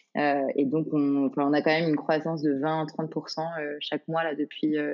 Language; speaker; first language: French; native; French